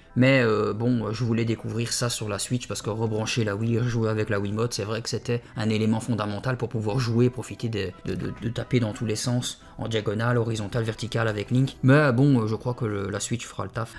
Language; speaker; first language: French; native; French